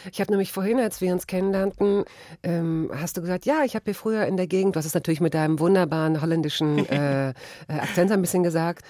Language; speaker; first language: German; native; German